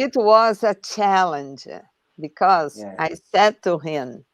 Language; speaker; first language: English; non-native, learner; Portuguese